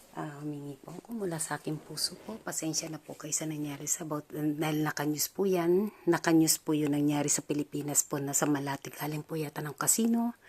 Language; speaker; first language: Filipino; native; Filipino